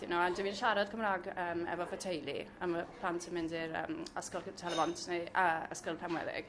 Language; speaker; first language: Welsh; non-native, learner; English